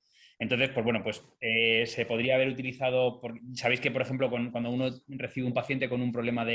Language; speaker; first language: Spanish; native; Spanish